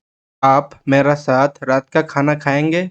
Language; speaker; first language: Hindi; non-native, learner; Bangla